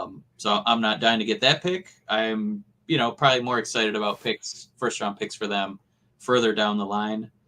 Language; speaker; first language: English; native; English